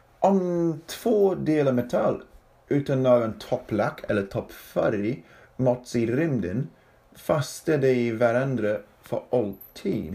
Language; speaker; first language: Swedish; non-native, fluent; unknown